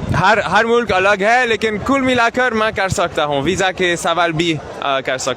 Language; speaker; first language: Hindi; non-native, learner; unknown